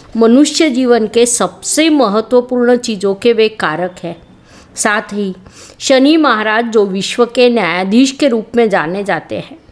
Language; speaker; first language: Hindi; native; Hindi